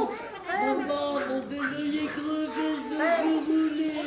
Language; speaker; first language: French; native; French